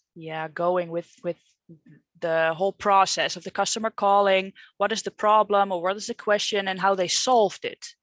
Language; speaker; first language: English; non-native, fluent; Dutch